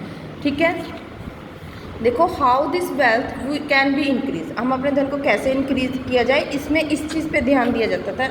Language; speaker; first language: Hindi; native; Hindi